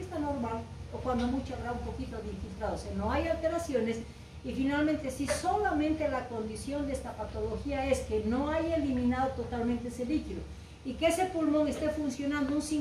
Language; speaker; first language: Spanish; native; Spanish